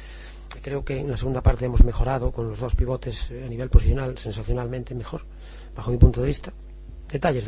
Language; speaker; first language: Spanish; native; Spanish